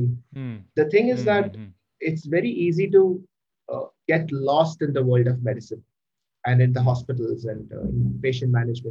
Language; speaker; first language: English; non-native, local second language; Malayalam